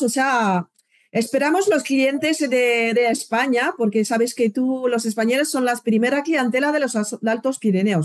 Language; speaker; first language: Spanish; non-native, fluent; French